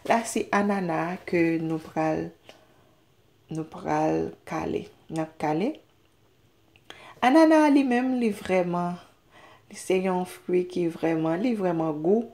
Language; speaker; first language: French; non-native, learner; Haitian Creole